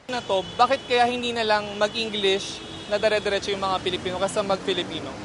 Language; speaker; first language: Filipino; native; Filipino